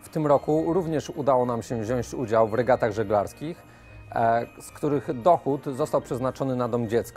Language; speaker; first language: Polish; native; Polish